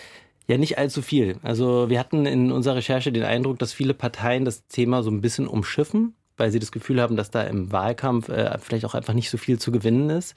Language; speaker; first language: German; native; German